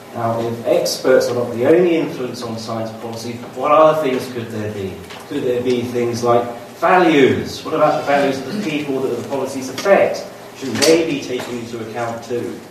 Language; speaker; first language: English; native; English